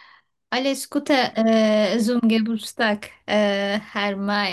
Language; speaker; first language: German; non-native, learner; Turkish